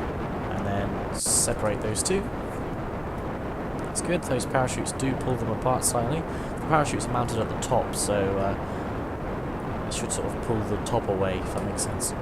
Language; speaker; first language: English; native; English